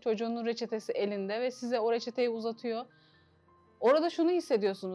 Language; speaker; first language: Turkish; native; Turkish